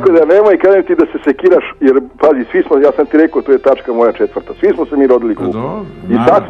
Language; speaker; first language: Serbian; native; Serbian